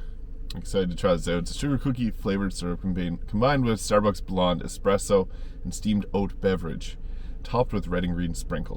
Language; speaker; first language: English; native; English